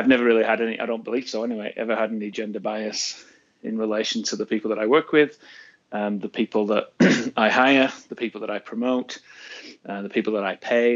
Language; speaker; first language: English; native; English